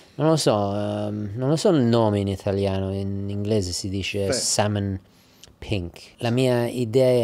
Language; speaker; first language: Italian; early bilingual, heritage; English